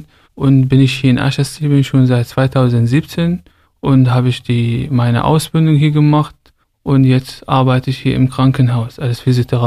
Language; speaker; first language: German; non-native, fluent; Arabic